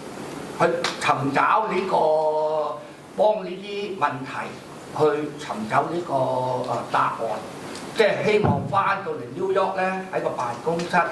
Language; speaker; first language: Cantonese; native; Cantonese